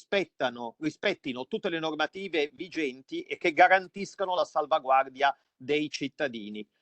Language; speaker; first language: Italian; native; Italian